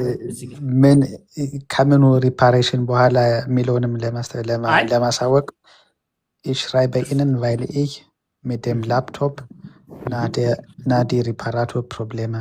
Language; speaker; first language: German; non-native, learner; Amharic